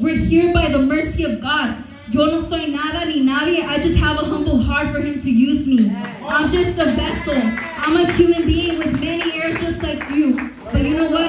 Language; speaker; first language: English; early bilingual, other home language; Spanish